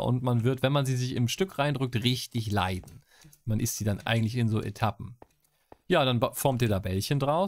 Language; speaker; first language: German; native; German